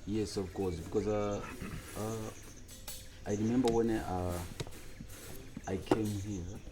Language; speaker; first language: English; non-native, local second language; Swahili